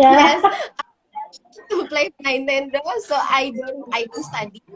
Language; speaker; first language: English; non-native, learner; Indonesian